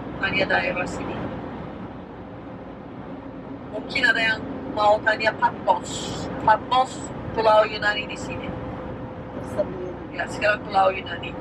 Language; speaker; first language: Indonesian; non-native, fluent; Turkish